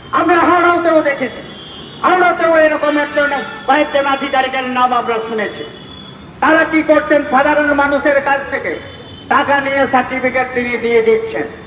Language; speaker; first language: Bangla; non-native, local second language; Santali